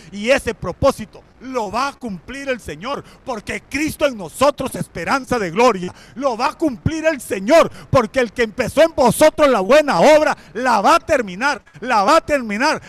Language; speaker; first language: Spanish; native; Spanish